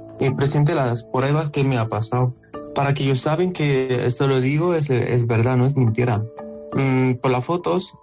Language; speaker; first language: Spanish; non-native, learner; Arabic